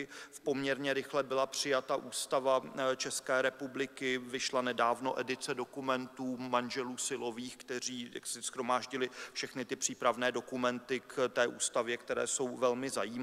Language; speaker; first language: Czech; native; Czech